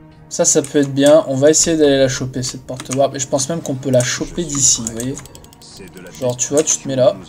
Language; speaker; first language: French; native; French